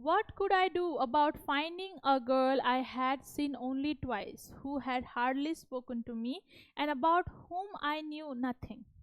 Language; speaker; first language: English; non-native, local second language; Hindi